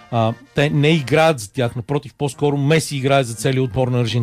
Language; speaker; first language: Bulgarian; native; Bulgarian